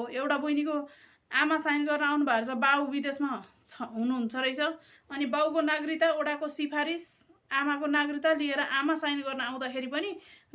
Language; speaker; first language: Nepali; native; Nepali